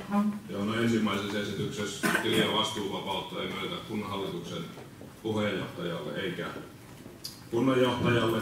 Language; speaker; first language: Finnish; native; Finnish